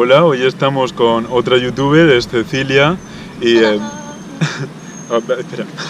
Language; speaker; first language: Spanish; native; Spanish